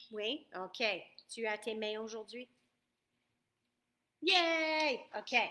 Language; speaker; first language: French; non-native, fluent; English